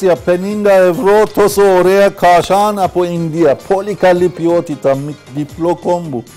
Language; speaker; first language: Greek; non-native, fluent; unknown